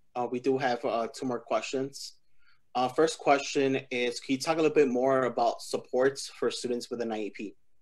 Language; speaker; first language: English; early bilingual, other home language; Spanish